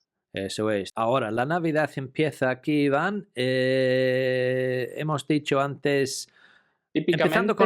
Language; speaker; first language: Spanish; non-native, fluent; English